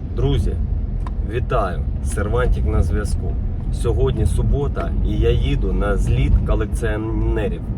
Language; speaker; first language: Ukrainian; non-native, local second language; Russian